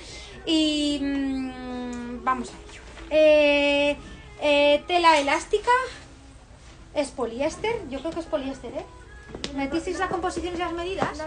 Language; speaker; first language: Spanish; native; Spanish